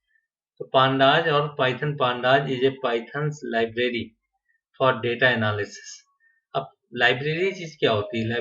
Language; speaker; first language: Hindi; native; Hindi